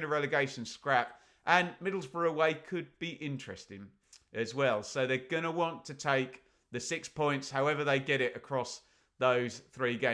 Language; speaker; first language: English; native; English